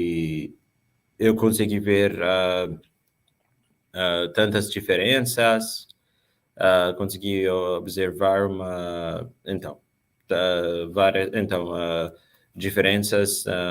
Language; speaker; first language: Portuguese; non-native, fluent; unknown